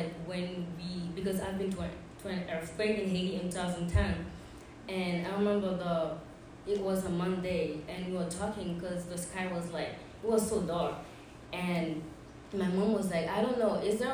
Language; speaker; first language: English; non-native, fluent; Haitian Creole